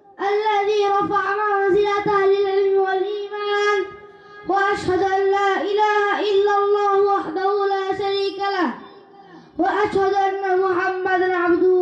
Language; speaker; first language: Arabic; non-native, learner; Bangla